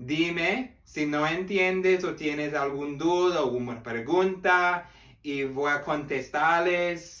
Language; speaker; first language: Spanish; non-native, learner; English